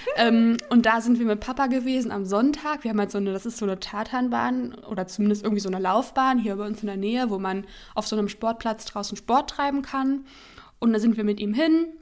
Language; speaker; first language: German; native; German